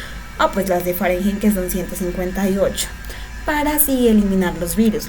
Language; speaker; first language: Spanish; native; Spanish